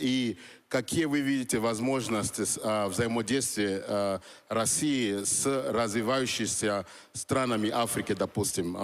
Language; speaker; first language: Russian; non-native, fluent; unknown